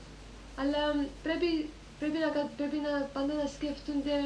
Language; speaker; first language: Greek; early bilingual, heritage; Greek